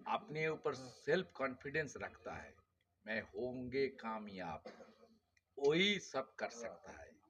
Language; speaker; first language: Hindi; non-native, local second language; Bangla